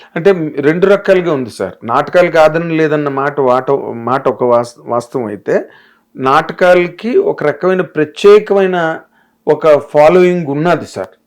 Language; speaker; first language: Telugu; native; Telugu